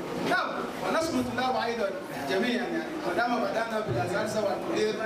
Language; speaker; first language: Arabic; non-native, fluent; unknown